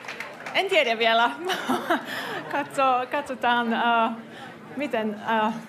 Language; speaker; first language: Finnish; non-native, fluent; English